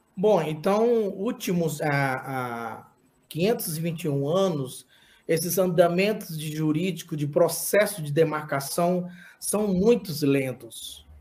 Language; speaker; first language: Portuguese; non-native, local second language; Yanomámi